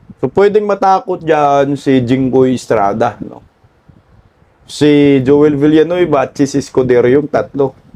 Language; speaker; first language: Filipino; non-native, local second language; Cebuano